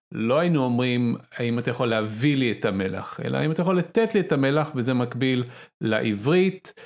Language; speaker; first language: Hebrew; non-native, local second language; Arabic